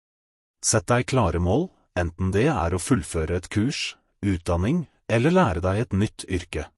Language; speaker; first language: Norwegian; non-native, fluent; Russian